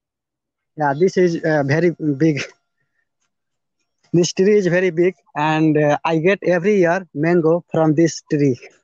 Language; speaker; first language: English; non-native, learner; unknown